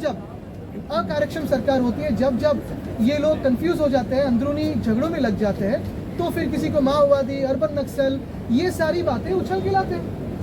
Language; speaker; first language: Hindi; non-native, local second language; Marathi